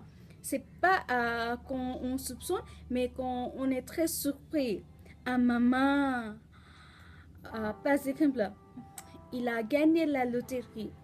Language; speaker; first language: French; non-native, learner; Nepali